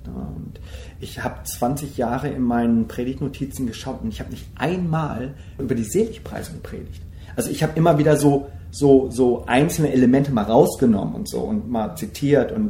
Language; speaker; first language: German; early bilingual, other home language; Korean